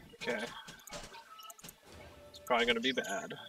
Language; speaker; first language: English; native; English